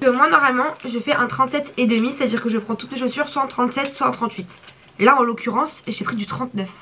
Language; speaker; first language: French; native; French